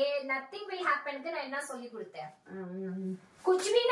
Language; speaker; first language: Hindi; non-native, local second language; Tamil